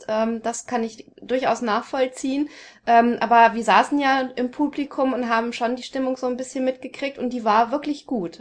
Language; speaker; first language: German; native; German